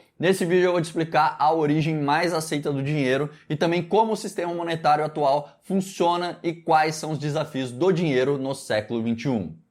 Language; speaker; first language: Portuguese; native; Portuguese